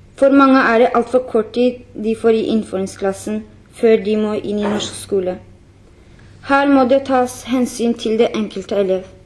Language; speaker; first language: Norwegian; non-native, fluent; Kurdish